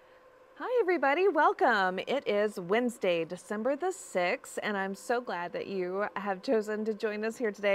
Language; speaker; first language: English; native; English